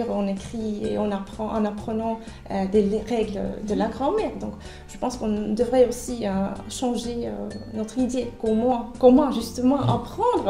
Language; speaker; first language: French; non-native, fluent; Finnish